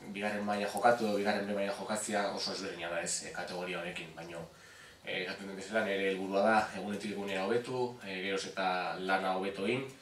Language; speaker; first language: Basque; native; Basque